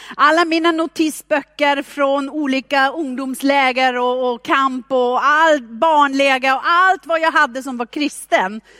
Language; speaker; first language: Swedish; non-native, fluent; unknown